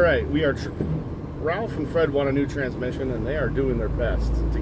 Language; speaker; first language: English; native; English